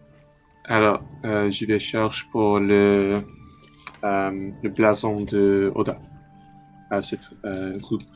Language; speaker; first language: French; non-native, learner; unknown